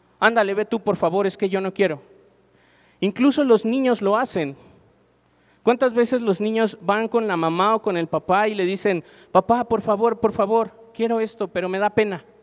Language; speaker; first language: Spanish; native; Spanish